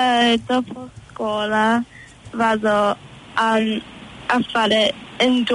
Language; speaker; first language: Italian; early bilingual, heritage; Italian